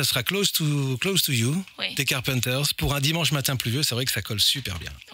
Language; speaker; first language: French; native; French